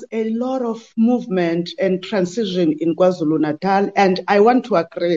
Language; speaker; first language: English; non-native, local second language; Xhosa